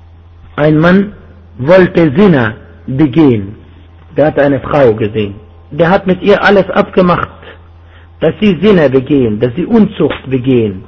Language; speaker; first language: German; non-native, fluent; Arabic